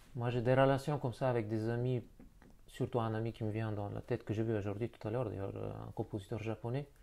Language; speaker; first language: French; non-native, fluent; Bulgarian